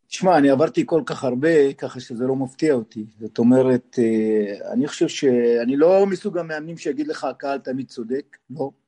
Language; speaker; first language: Hebrew; native; Hebrew